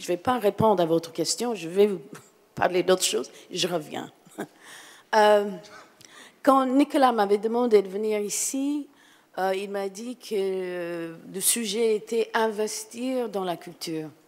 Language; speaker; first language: French; non-native, fluent; English